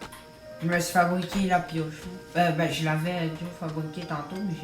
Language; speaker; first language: French; native; French